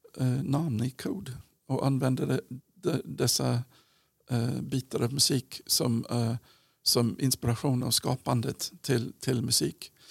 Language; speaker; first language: Swedish; non-native, fluent; English